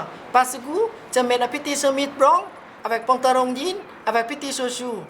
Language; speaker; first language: French; non-native, learner; Thai